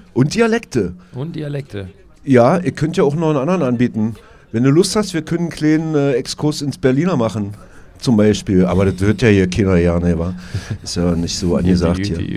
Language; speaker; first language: German; native; German